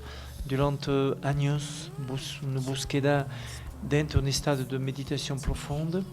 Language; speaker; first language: Spanish; non-native, learner; French